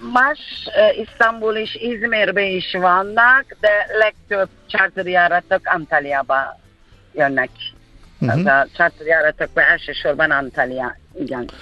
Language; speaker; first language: Hungarian; non-native, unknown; Turkish